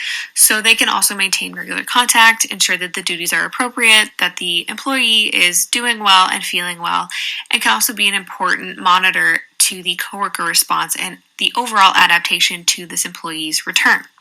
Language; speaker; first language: English; native; English